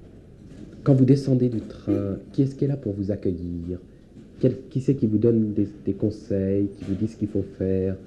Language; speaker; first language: French; native; French